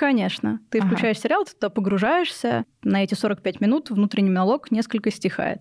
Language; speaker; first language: Russian; native; Russian